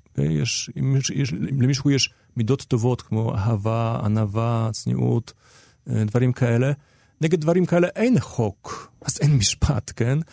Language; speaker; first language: Hebrew; non-native, fluent; Polish